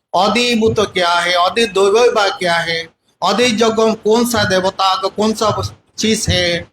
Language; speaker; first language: Hindi; non-native, local second language; Bangla